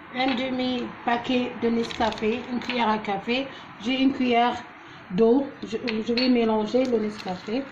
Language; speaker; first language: French; non-native, local second language; Arabic